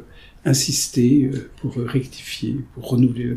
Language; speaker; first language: French; native; French